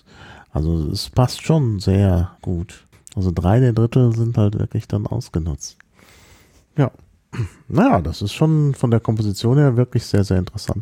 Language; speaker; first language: German; native; German